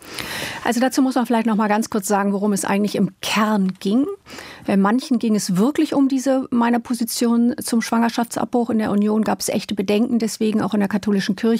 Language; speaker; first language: German; native; German